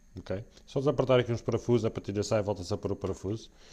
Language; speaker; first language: Portuguese; native; Portuguese